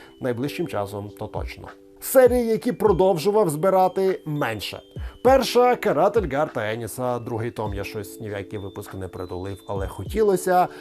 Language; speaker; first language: Ukrainian; native; Ukrainian